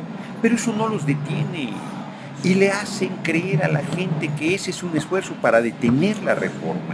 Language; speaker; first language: Spanish; native; Spanish